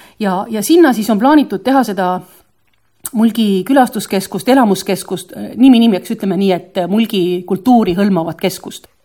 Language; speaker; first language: Estonian; native; Estonian